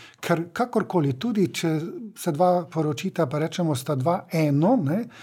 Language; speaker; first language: Slovenian; native; Slovenian